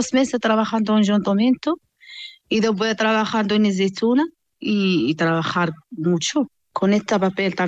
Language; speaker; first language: Spanish; non-native, learner; Arabic